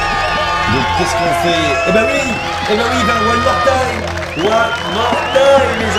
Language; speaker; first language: French; native; French